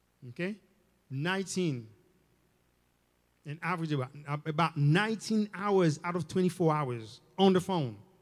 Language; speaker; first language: English; non-native, fluent; Haitian Creole